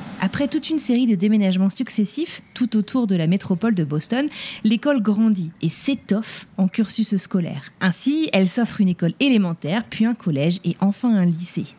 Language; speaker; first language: French; native; French